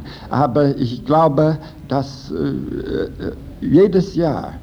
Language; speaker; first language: German; non-native, fluent; English